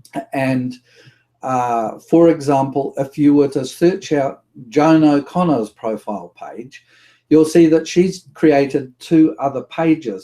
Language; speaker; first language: English; native; English